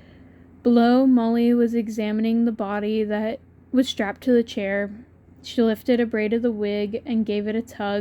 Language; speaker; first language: English; native; English